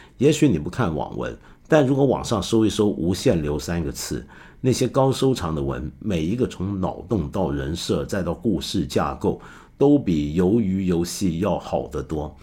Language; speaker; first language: Chinese; non-native, local second language; Cantonese